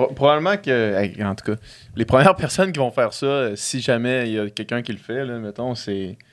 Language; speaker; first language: French; native; French